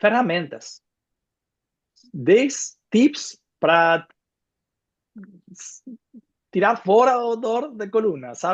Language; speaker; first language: Portuguese; non-native, fluent; Spanish